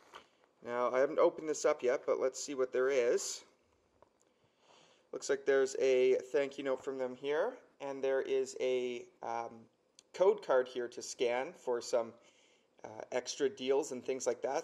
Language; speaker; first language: English; native; English